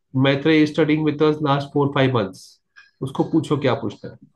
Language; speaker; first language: Hindi; non-native, local second language; Marathi